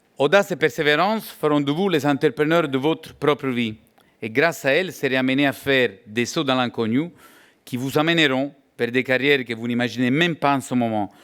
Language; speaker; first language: French; non-native, fluent; Italian